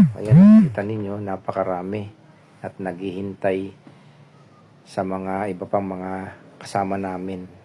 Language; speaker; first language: Filipino; non-native, local second language; Pampanga